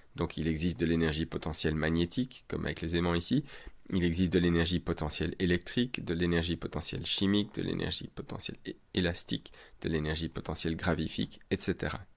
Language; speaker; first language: French; native; French